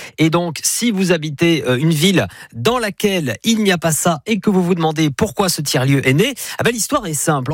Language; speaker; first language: French; native; French